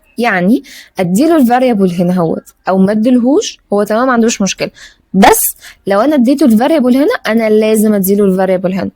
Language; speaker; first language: Arabic; native; Arabic